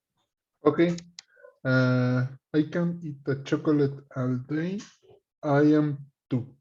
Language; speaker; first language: English; non-native, learner; Spanish